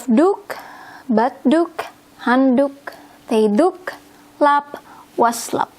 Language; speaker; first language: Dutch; non-native, learner; Indonesian